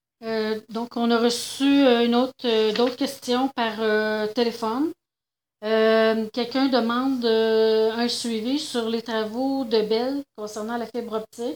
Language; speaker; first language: French; native; French